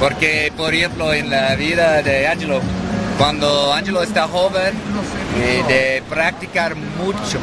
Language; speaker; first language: Spanish; non-native, learner; English